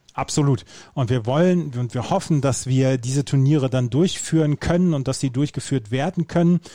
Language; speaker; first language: German; native; German